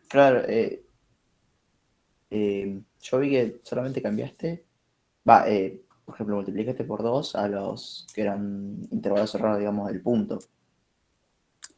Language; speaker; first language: Spanish; native; Spanish